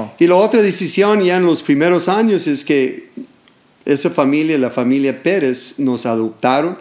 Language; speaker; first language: Spanish; non-native, fluent; English